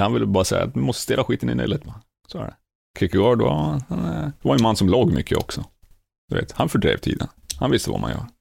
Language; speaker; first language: Swedish; native; Swedish